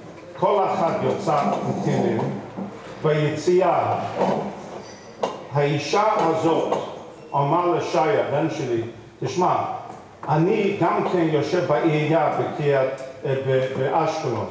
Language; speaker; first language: Hebrew; non-native, fluent; English